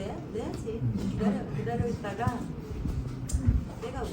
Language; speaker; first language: Korean; native; Korean